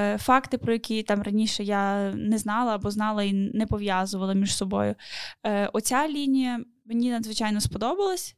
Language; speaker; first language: Ukrainian; native; Ukrainian